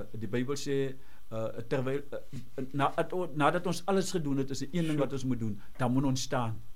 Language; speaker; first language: Afrikaans; native; Afrikaans